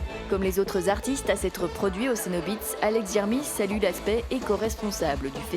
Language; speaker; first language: French; native; French